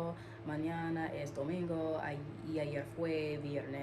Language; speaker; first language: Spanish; non-native, learner; English